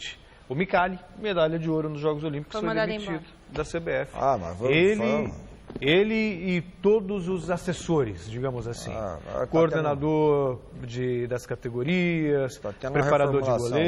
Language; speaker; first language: Portuguese; native; Portuguese